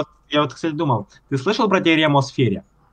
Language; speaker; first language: Russian; native; Russian